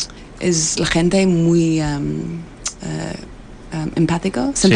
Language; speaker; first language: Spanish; non-native, learner; English